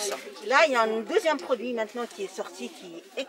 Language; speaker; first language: French; native; French